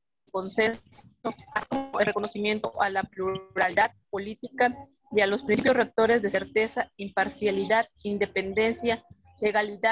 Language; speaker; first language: Spanish; native; Spanish